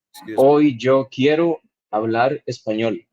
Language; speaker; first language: Spanish; non-native, learner; English